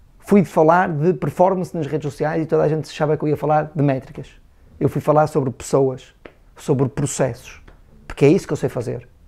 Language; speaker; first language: Portuguese; native; Portuguese